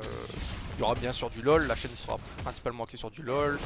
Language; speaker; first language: French; native; French